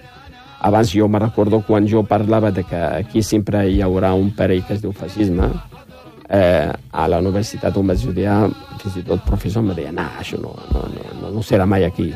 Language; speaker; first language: Catalan; non-native, fluent; Riffian